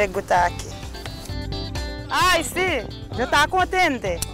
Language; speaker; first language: Spanish; non-native, learner; Haitian Creole